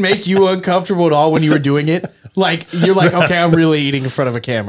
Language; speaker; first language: English; native; English